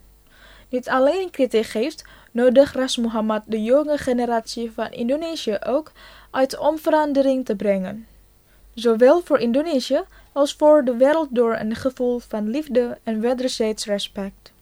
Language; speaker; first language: Dutch; non-native, fluent; Indonesian